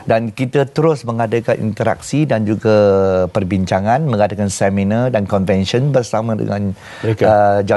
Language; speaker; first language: Malay; non-native, local second language; Chinese